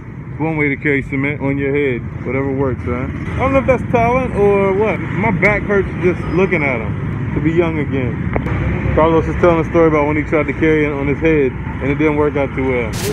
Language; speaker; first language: English; native; English